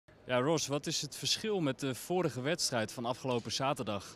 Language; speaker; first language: Dutch; native; Dutch